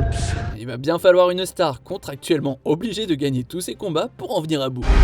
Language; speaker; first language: French; native; French